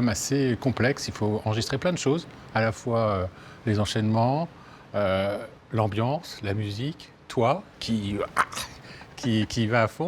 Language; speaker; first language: French; native; French